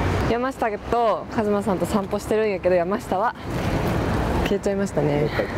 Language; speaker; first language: Japanese; early bilingual, heritage; Japanese